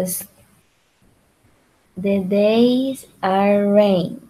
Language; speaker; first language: English; non-native, learner; Spanish